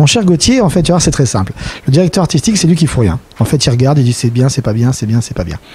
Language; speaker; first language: French; native; French